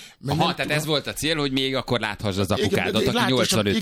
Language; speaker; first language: Hungarian; native; Hungarian